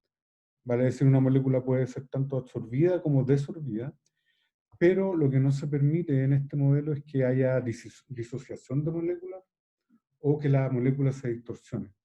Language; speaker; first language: Spanish; native; Spanish